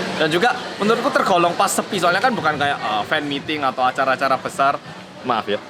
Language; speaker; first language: Indonesian; early bilingual, other home language; Korean